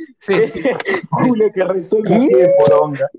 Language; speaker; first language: Spanish; native; Spanish